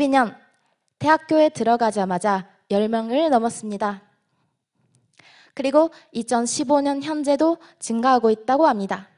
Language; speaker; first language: Korean; non-native, fluent; Japanese